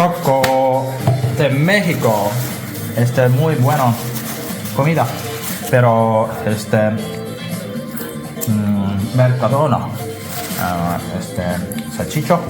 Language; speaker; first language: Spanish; non-native, learner; Estonian